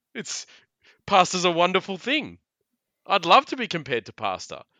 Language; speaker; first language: English; early bilingual, other home language; Italian